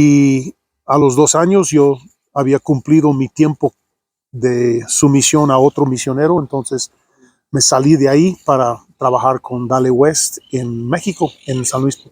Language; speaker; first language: Spanish; non-native, fluent; English